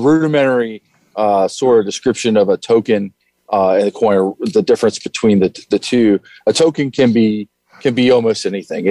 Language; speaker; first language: English; native; English